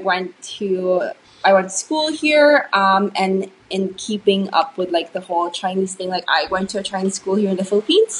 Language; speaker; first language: English; non-native, local second language; Filipino